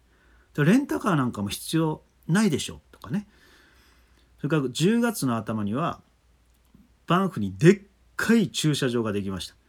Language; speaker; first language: Japanese; native; Japanese